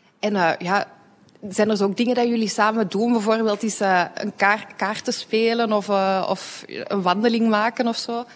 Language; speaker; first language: Dutch; native; Dutch